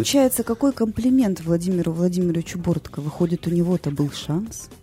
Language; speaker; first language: Russian; native; Russian